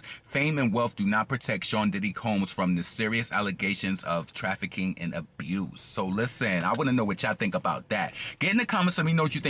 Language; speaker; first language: English; native; English